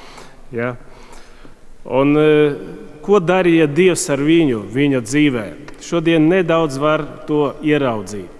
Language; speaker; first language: Latvian; non-native, fluent; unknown